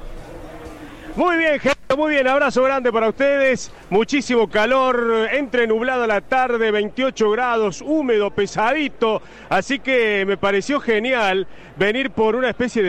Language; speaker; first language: Spanish; native; Spanish